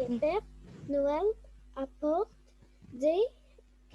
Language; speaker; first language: French; non-native, learner; Arabic